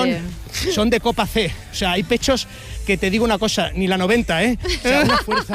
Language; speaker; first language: Spanish; native; Spanish